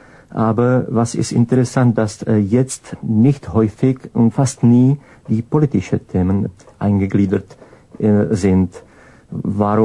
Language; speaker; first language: German; non-native, fluent; Czech